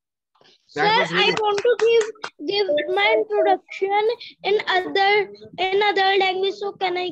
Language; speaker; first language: English; non-native, learner; Hindi